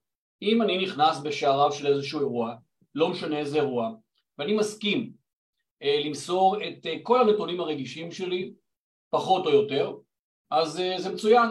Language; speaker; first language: Hebrew; native; Hebrew